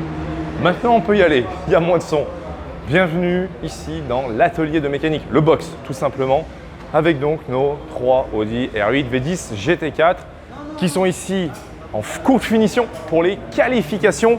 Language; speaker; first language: French; native; French